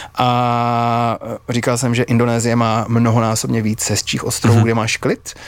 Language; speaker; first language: Czech; native; Czech